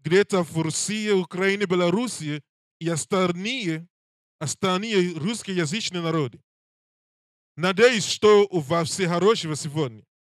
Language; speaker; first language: Russian; non-native, learner; English